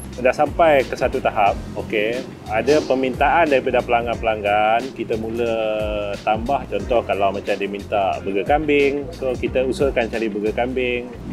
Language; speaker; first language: Malay; native; Malay